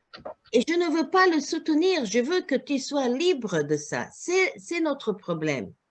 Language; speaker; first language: French; non-native, learner; Croatian